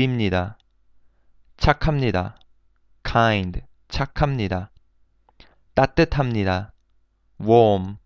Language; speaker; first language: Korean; non-native, fluent; English